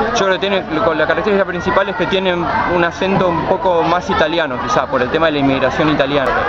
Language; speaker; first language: Spanish; native; Spanish